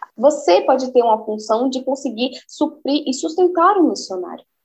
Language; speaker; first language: Portuguese; native; Portuguese